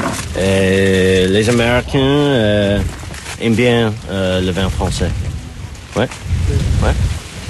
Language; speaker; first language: French; non-native, learner; English